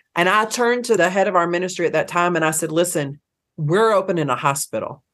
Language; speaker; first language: English; native; English